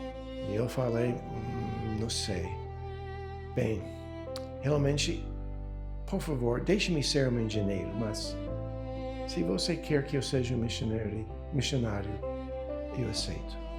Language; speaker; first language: Portuguese; non-native, fluent; English